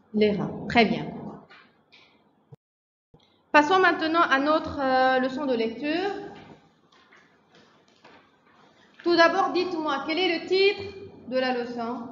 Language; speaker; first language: French; non-native, fluent; Arabic